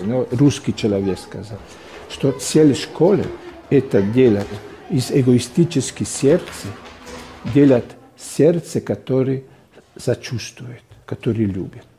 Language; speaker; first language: Russian; non-native, fluent; Italian